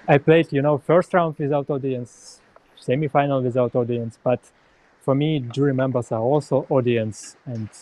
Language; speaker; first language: English; non-native, learner; Russian